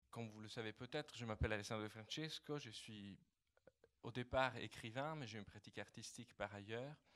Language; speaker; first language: French; non-native, fluent; Italian